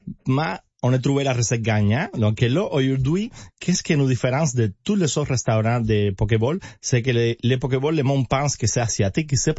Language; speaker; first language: French; non-native, fluent; Spanish